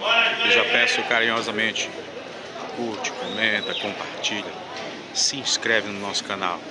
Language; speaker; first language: Portuguese; native; Portuguese